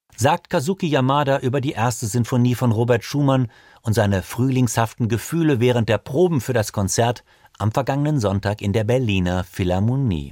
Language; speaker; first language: German; native; German